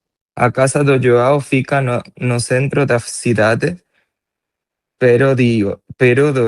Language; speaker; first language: Portuguese; non-native, learner; Spanish